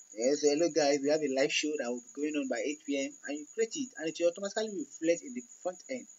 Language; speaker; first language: English; non-native, local second language; Yoruba